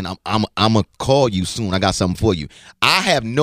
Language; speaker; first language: English; native; English